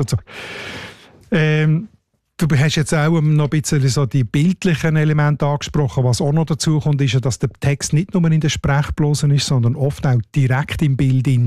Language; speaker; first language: German; native; German